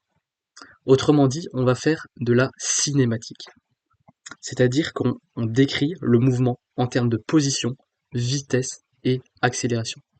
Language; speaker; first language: French; native; French